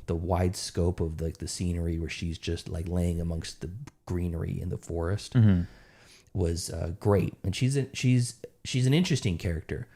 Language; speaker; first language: English; native; English